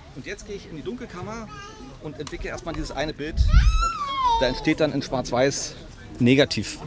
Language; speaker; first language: German; native; German